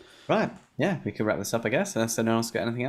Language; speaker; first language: English; native; English